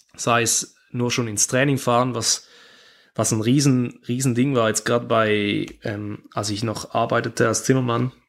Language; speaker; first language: German; native; German